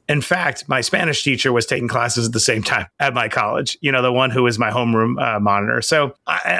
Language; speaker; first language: English; native; English